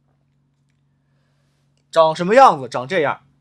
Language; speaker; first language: Chinese; native; Chinese